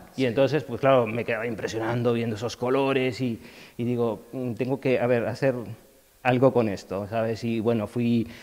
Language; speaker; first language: Spanish; native; Spanish